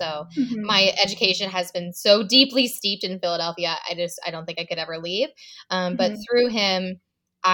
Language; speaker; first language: English; native; English